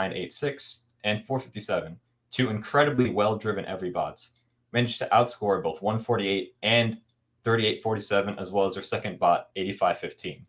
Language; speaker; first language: English; native; English